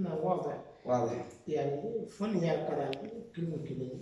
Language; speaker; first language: Arabic; non-native, learner; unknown